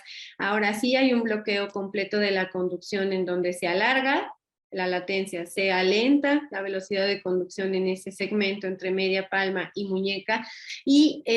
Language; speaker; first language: Spanish; native; Spanish